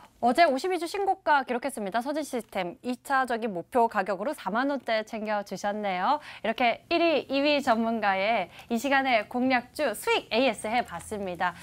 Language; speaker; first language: Korean; native; Korean